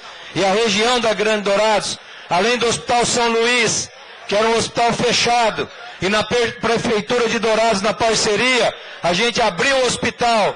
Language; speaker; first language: Portuguese; native; Portuguese